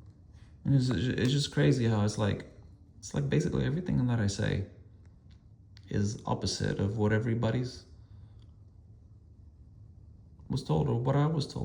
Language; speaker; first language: English; native; English